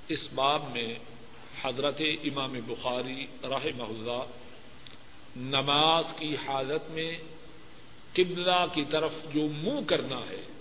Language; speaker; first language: Urdu; non-native, local second language; Punjabi